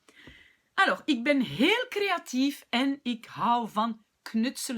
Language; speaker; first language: Dutch; non-native, local second language; French